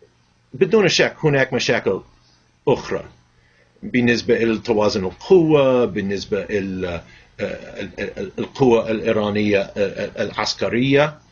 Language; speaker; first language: Arabic; non-native, fluent; English